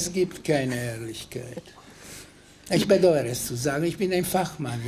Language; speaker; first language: German; non-native, fluent; Hungarian